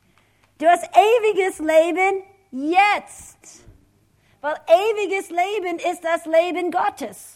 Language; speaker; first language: German; non-native, fluent; English